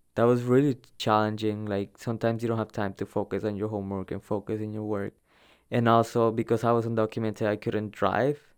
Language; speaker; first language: English; early bilingual, other home language; Spanish